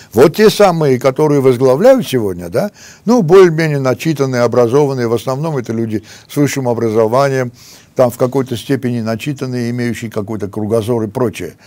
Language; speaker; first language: Russian; non-native, local second language; Armenian